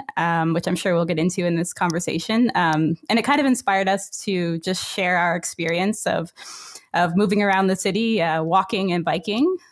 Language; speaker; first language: English; native; English